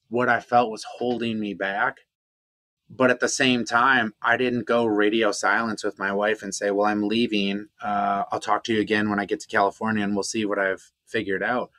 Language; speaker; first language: English; native; English